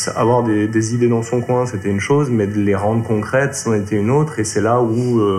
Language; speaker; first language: French; native; French